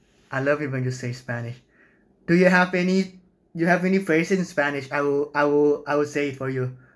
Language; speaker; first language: English; non-native, fluent; Thai